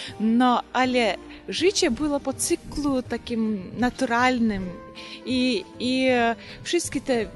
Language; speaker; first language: Polish; non-native, learner; Russian